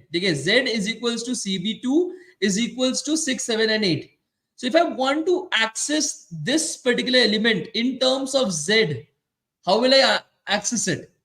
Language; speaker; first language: English; non-native, local second language; Hindi